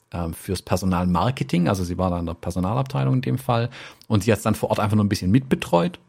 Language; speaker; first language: German; native; German